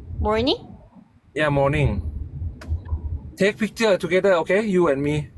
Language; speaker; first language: English; non-native, learner; Thai